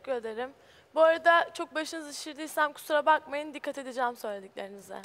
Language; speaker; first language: Turkish; native; Turkish